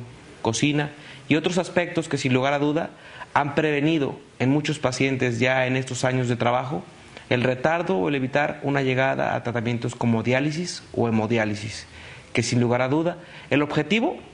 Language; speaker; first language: Spanish; native; Spanish